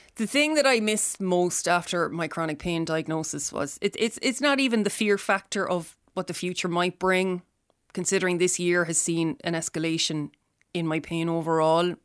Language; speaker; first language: English; native; English